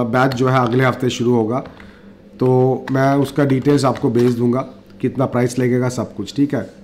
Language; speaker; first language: Hindi; native; Hindi